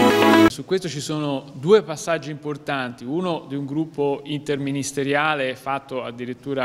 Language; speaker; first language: Italian; native; Italian